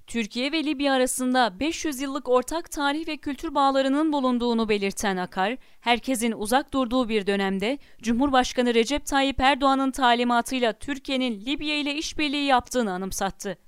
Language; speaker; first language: Turkish; native; Turkish